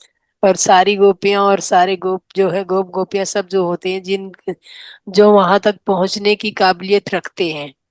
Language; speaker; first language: Hindi; native; Hindi